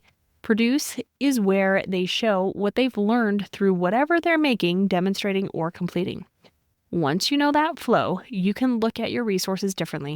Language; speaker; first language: English; native; English